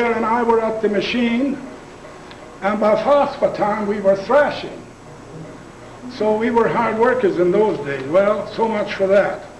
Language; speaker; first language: English; non-native, local second language; Plautdietsch